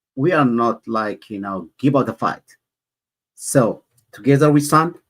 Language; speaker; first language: English; non-native, learner; Amharic